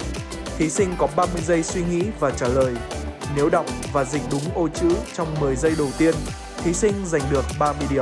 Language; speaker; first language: Vietnamese; native; Vietnamese